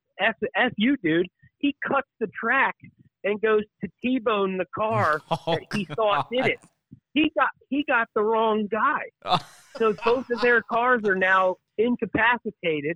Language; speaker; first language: English; native; English